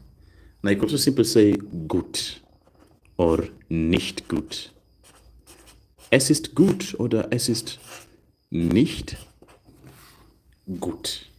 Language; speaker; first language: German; non-native, learner; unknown